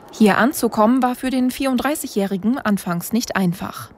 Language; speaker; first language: German; native; German